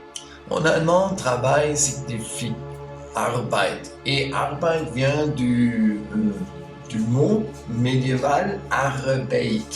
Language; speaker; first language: French; non-native, learner; German